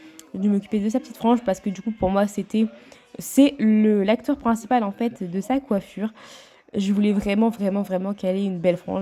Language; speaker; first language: French; native; French